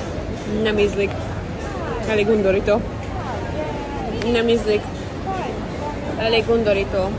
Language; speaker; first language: Hungarian; early bilingual, heritage; Hungarian